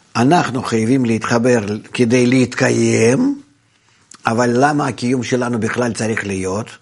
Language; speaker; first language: Hebrew; non-native, fluent; Russian